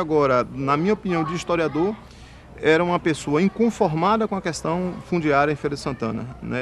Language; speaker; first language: Portuguese; native; Portuguese